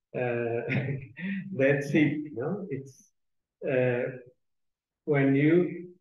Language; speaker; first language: English; non-native, fluent; Portuguese